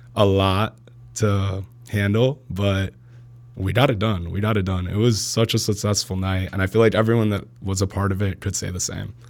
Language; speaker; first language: English; early bilingual, other home language; Arabic